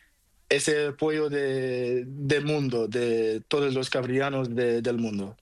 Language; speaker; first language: Spanish; non-native, learner; Portuguese